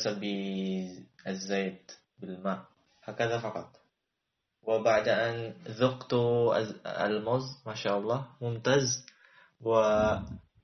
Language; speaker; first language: Arabic; non-native, learner; Indonesian